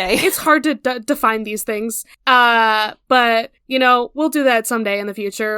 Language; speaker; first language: English; native; English